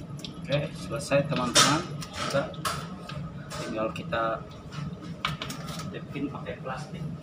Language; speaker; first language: Indonesian; native; Indonesian